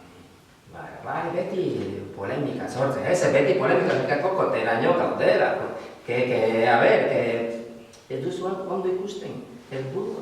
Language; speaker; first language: Basque; non-native, learner; Spanish